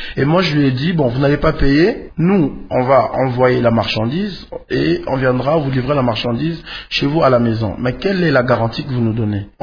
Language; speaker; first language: French; non-native, local second language; Lingala